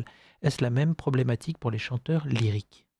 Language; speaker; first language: French; native; French